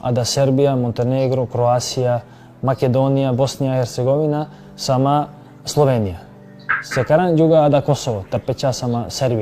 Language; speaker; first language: Indonesian; non-native, fluent; Serbian